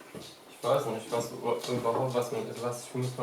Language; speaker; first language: German; non-native, learner; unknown